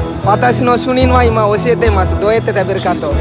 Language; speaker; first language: Japanese; non-native, learner; Tamil